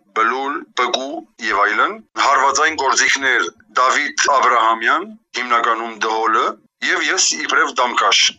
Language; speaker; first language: Armenian; early bilingual, heritage; Armenian